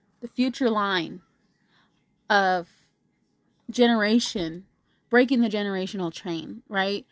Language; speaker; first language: English; native; English